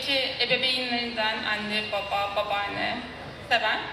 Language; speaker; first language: Turkish; native; Turkish